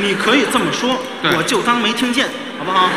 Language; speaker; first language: Chinese; native; Chinese